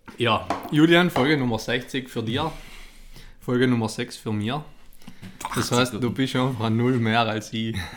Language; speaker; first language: German; native; German